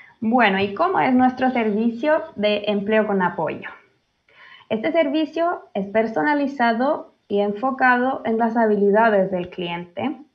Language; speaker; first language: Spanish; early bilingual, heritage; Finnish